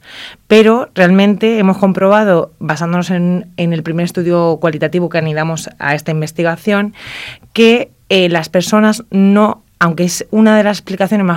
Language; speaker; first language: Spanish; native; Spanish